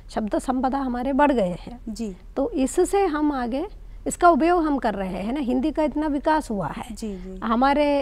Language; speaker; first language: Hindi; non-native, local second language; Malayalam